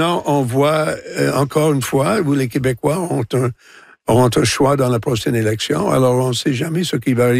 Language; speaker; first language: French; non-native, local second language; English